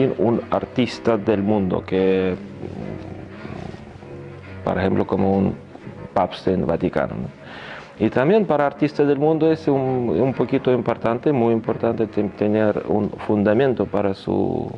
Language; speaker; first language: Spanish; non-native, learner; Russian